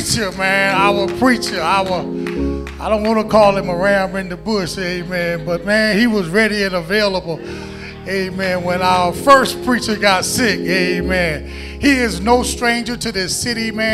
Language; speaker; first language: English; native; English